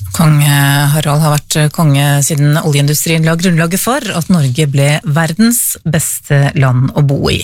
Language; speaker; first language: Norwegian; native; Norwegian